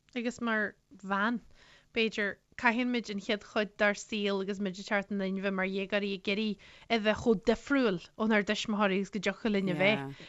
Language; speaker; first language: Irish; native; Irish